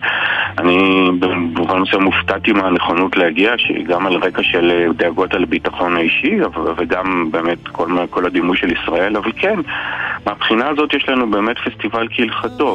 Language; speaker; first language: Hebrew; native; Hebrew